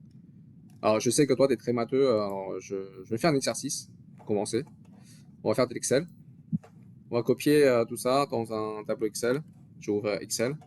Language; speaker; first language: French; native; French